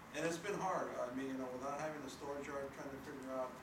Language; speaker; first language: English; native; English